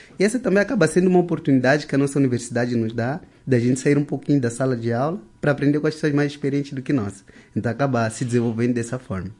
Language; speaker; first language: Portuguese; non-native, local second language; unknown